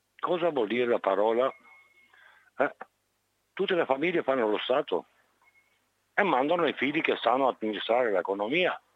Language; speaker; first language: Italian; non-native, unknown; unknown